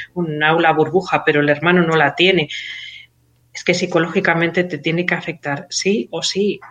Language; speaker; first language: Spanish; native; Spanish